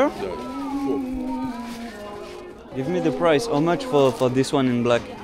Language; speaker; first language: English; non-native, learner; French